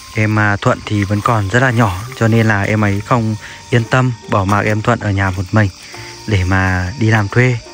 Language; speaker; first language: Vietnamese; native; Vietnamese